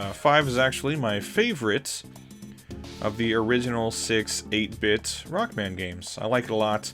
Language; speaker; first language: English; native; English